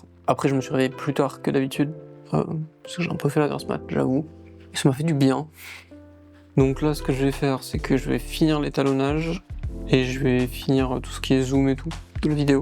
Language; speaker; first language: French; native; French